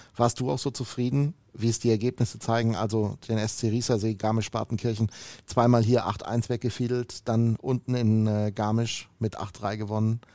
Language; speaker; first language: German; native; German